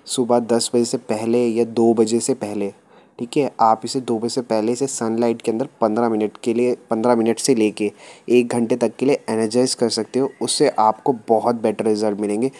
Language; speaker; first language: Hindi; native; Hindi